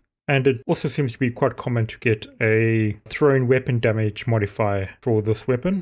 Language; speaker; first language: English; native; English